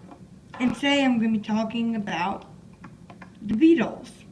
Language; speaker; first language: English; native; English